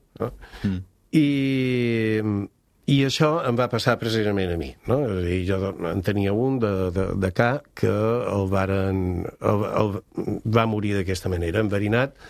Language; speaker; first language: Catalan; native; Catalan